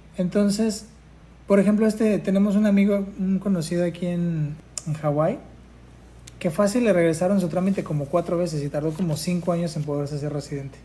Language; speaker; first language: Spanish; native; Spanish